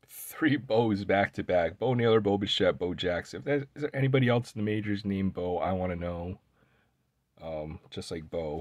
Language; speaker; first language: English; native; English